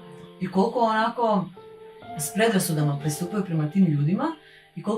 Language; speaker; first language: Bosnian; native; Bosnian